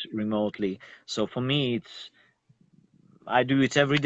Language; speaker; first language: English; non-native, learner; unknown